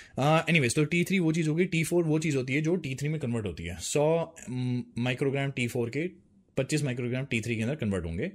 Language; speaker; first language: Hindi; native; Hindi